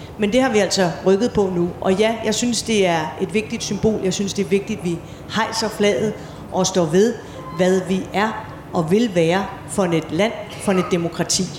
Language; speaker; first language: Danish; native; Danish